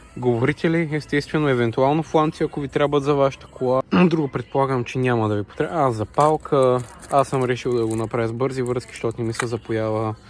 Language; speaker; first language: Bulgarian; native; Bulgarian